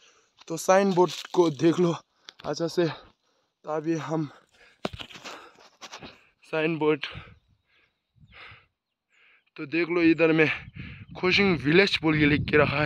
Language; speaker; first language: Hindi; non-native, local second language; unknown